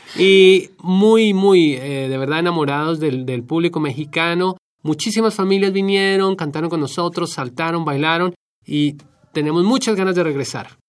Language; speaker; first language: Spanish; native; Spanish